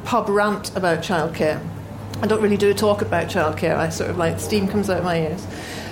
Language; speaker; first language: English; native; English